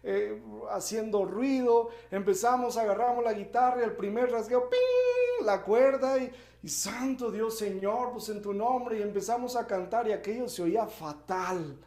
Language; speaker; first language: Spanish; native; Spanish